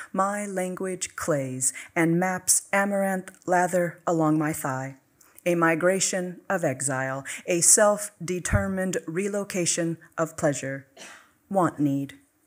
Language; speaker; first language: English; native; English